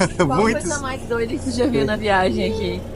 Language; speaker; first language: Portuguese; native; Portuguese